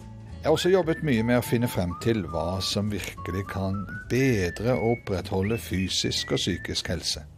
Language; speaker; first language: Norwegian; native; Norwegian